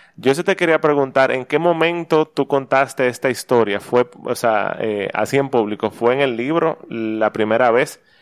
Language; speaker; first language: Spanish; native; Spanish